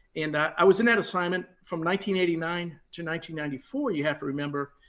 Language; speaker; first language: English; native; English